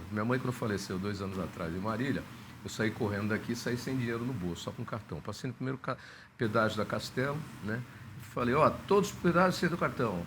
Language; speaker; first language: Portuguese; native; Portuguese